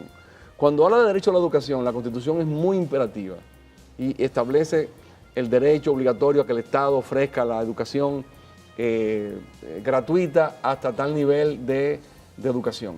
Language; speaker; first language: Spanish; native; Spanish